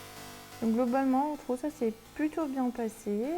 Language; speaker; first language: French; native; French